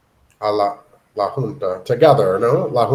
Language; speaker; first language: Spanish; non-native, learner; English